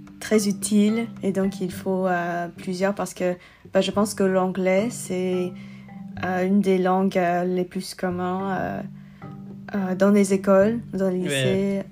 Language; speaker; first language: French; non-native, learner; English